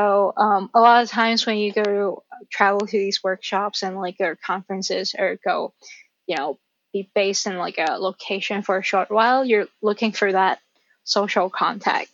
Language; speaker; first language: English; non-native, local second language; Cantonese